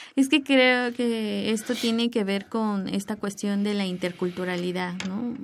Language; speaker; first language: Spanish; native; Spanish